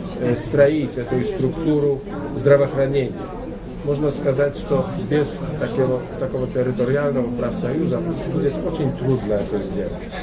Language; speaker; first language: Russian; non-native, learner; Polish